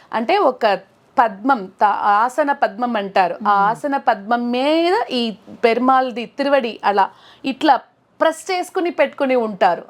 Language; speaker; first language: Telugu; non-native, local second language; Tamil